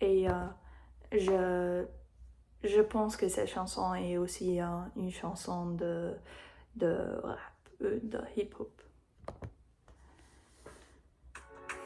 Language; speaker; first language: French; non-native, learner; English